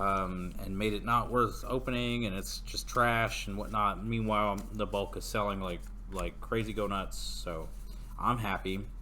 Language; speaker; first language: English; native; English